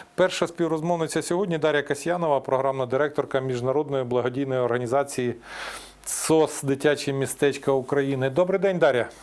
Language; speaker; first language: Ukrainian; native; Ukrainian